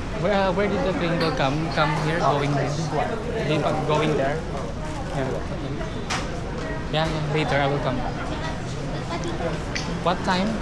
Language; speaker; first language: English; non-native, learner; Filipino